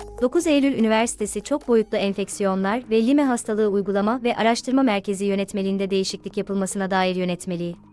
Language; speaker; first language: Turkish; native; Turkish